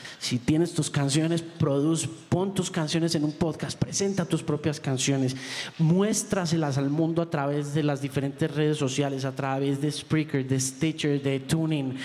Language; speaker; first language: Spanish; native; Spanish